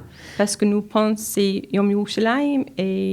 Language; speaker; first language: French; non-native, learner; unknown